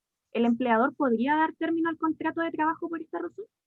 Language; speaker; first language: Spanish; native; Spanish